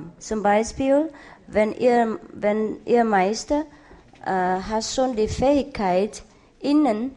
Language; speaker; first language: German; non-native, learner; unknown